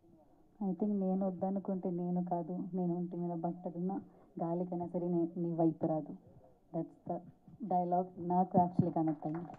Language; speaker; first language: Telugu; non-native, learner; Malayalam